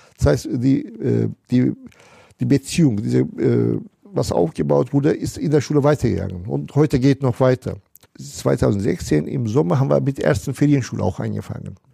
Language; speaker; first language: German; non-native, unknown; Turkish